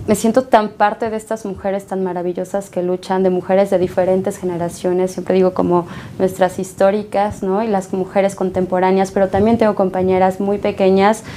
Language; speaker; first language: Spanish; native; Spanish